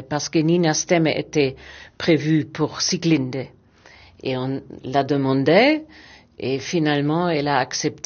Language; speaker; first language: French; non-native, fluent; German